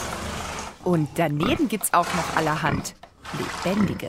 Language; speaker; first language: German; native; German